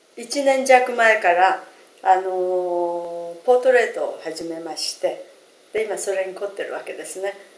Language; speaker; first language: Japanese; native; Japanese